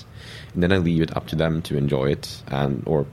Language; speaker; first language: English; non-native, fluent; Swedish